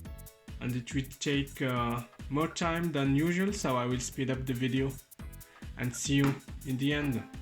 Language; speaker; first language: English; non-native, fluent; French